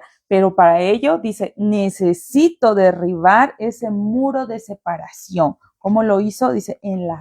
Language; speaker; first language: Spanish; native; Spanish